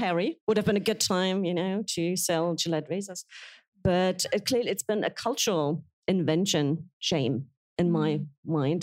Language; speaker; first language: English; non-native, fluent; German